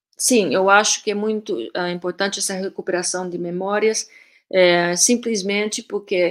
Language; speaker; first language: Portuguese; early bilingual, heritage; Portuguese